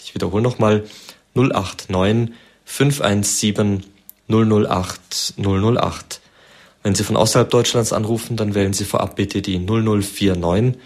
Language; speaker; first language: German; native; German